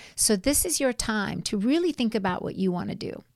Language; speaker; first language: English; native; English